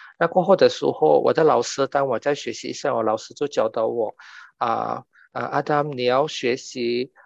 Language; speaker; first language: Chinese; non-native, local second language; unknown